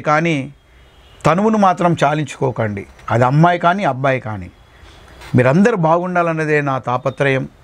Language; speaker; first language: Telugu; native; Telugu